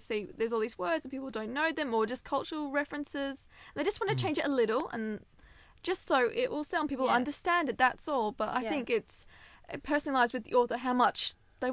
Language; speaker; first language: English; native; English